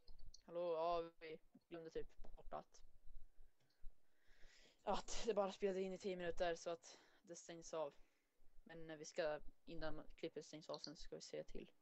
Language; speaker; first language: Swedish; native; Swedish